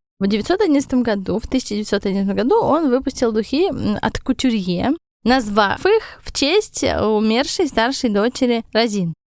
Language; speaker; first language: Russian; native; Russian